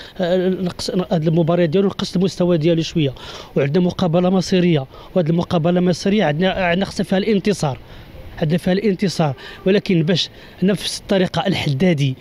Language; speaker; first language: Arabic; native; Arabic